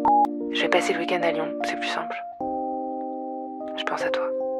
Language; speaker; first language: French; native; French